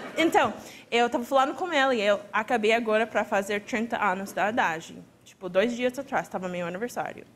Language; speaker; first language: Portuguese; non-native, fluent; English